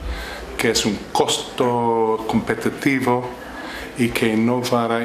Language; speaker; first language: Spanish; non-native, fluent; English